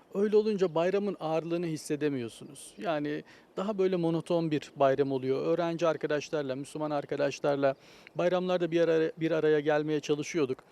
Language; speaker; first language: Turkish; native; Turkish